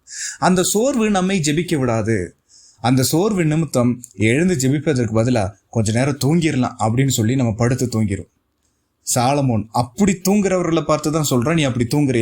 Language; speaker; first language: Tamil; native; Tamil